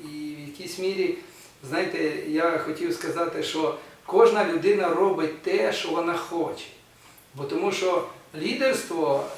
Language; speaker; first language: Ukrainian; non-native, local second language; Russian